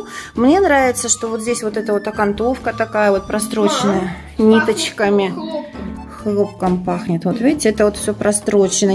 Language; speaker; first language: Russian; native; Russian